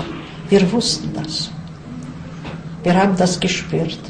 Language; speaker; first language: German; non-native, fluent; Yiddish